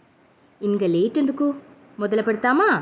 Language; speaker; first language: Telugu; non-native, learner; Malayalam